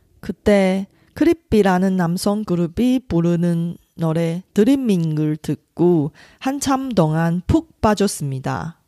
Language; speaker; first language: Korean; non-native, fluent; Chinese